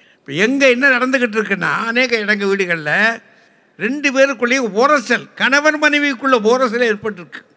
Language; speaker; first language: Tamil; native; Tamil